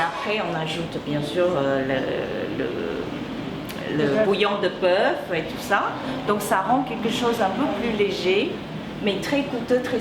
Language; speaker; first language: French; non-native, fluent; Chinese